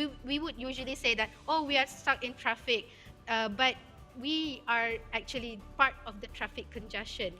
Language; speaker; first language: English; non-native, fluent; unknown